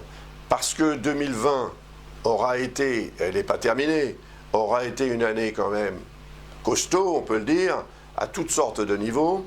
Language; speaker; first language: French; native; French